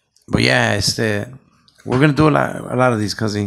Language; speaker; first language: English; early bilingual, other home language; Spanish